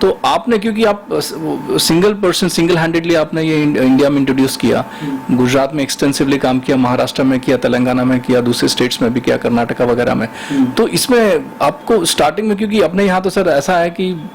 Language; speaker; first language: Hindi; native; Hindi